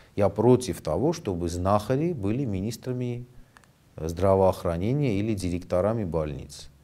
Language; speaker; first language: Russian; non-native, local second language; Armenian